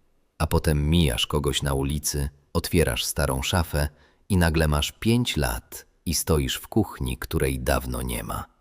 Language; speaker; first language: Polish; native; Polish